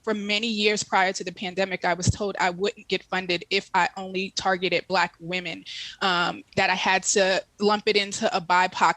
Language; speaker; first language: English; native; English